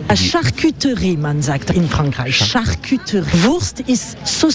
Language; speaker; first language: German; non-native, learner; French